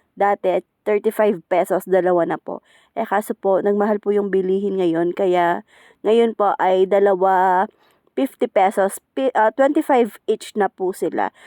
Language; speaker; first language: Filipino; native; Filipino